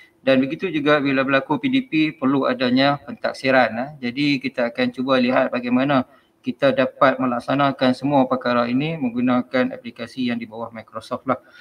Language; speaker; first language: Malay; native; Malay